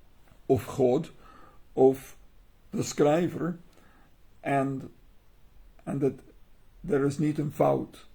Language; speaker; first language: Dutch; non-native, learner; English